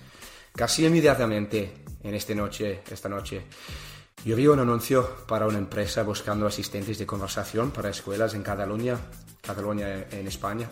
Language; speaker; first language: Spanish; non-native, learner; English